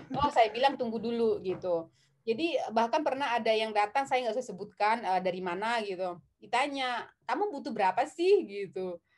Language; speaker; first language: Indonesian; non-native, local second language; Batak Toba